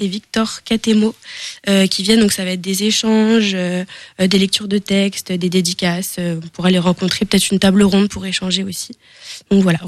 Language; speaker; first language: French; native; French